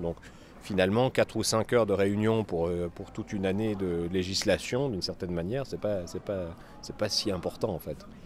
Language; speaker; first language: French; native; French